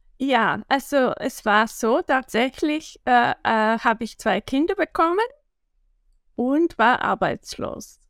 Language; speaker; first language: German; non-native, fluent; Bulgarian